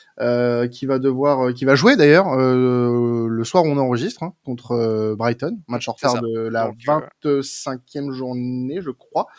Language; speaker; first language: French; native; French